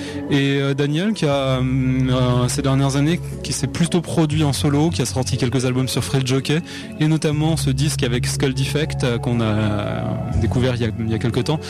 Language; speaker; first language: French; native; French